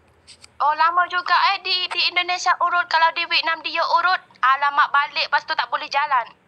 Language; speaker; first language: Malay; non-native, learner; Vietnamese